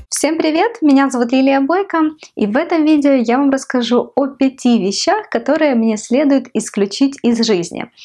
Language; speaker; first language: Russian; non-native, local second language; Ukrainian